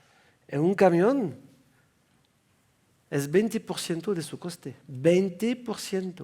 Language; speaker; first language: Spanish; non-native, fluent; French